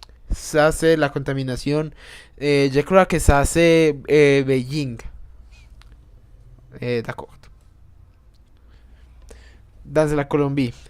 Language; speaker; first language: French; non-native, learner; Spanish